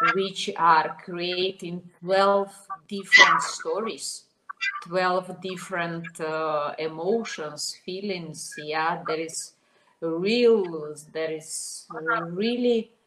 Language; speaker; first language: English; non-native, fluent; Russian